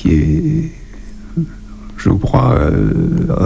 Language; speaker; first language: French; native; French